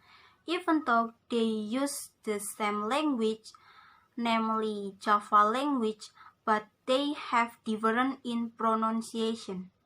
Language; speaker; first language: English; non-native, learner; Indonesian